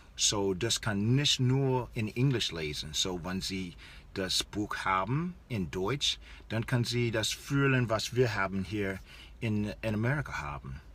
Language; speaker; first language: German; non-native, learner; English